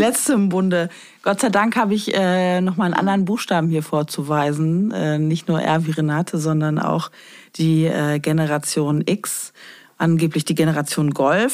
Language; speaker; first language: German; native; German